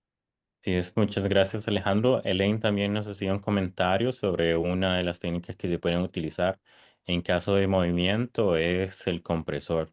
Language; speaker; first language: Spanish; native; Spanish